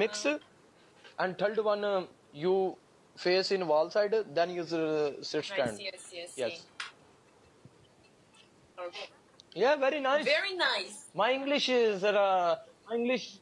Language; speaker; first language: English; non-native, learner; Punjabi